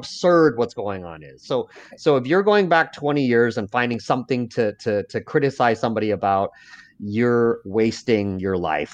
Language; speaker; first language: English; early bilingual, other home language; Lao